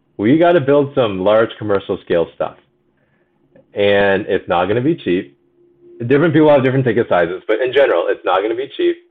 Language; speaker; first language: English; early bilingual, other home language; Chinese